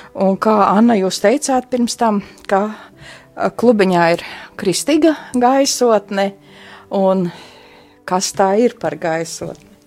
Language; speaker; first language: Latvian; native; Latvian